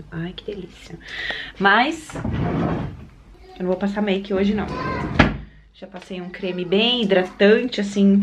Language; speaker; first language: Portuguese; early bilingual, heritage; Portuguese